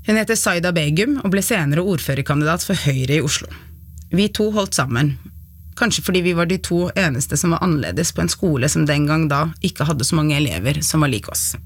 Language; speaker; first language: Norwegian; early bilingual, other home language; Arabic